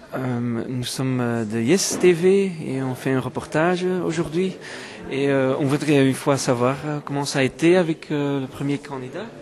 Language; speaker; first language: French; non-native, local second language; Dutch